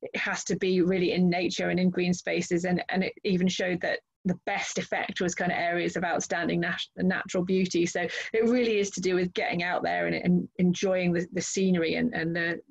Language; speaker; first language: English; native; English